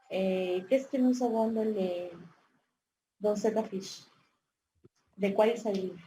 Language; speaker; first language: French; non-native, fluent; Spanish